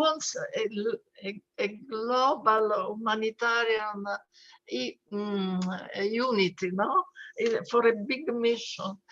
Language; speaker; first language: English; non-native, fluent; Italian